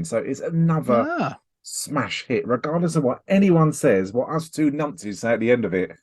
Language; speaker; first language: English; native; English